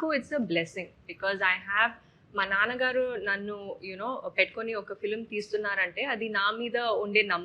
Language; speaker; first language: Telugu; non-native, local second language; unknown